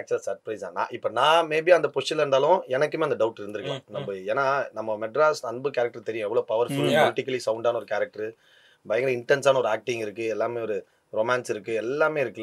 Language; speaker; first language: Tamil; native; Tamil